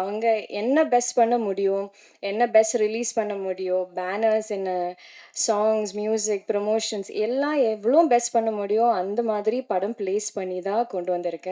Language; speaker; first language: Tamil; non-native, learner; Malayalam